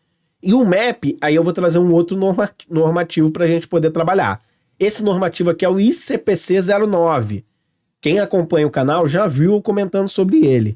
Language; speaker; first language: Portuguese; native; Portuguese